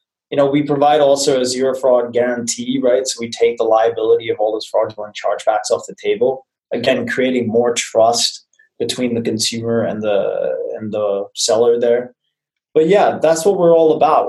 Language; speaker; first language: English; native; English